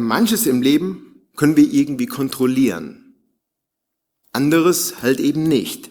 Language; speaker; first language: German; native; German